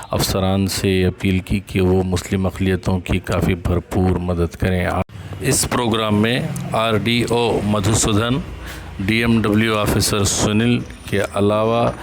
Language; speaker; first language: Urdu; native; Urdu